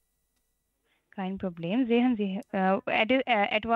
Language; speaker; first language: German; non-native, learner; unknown